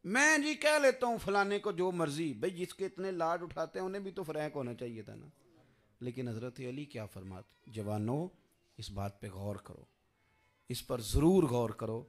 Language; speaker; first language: Urdu; non-native, local second language; Punjabi